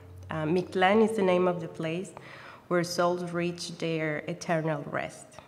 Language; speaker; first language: English; non-native, fluent; Spanish